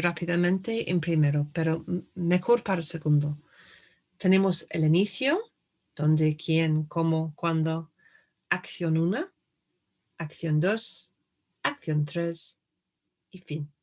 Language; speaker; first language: Spanish; non-native, fluent; English